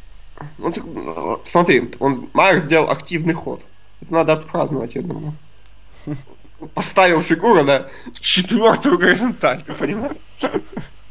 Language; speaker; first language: Russian; native; Russian